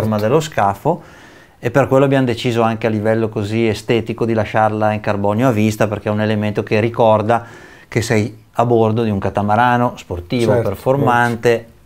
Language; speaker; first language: Italian; native; Italian